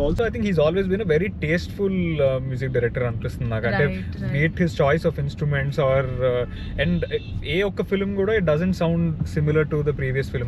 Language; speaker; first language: Telugu; native; Telugu